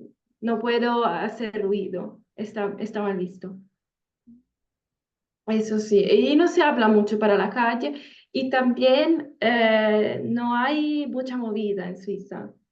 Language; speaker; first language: Spanish; non-native, fluent; Italian